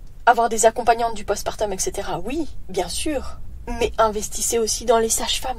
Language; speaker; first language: French; native; French